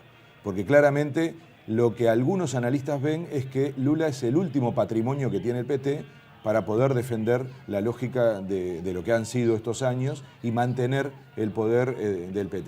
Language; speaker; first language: Spanish; native; Spanish